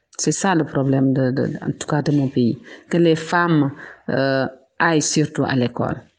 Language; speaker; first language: French; non-native, local second language; Wolof